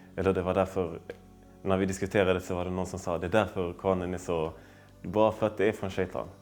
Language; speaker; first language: Swedish; native; Swedish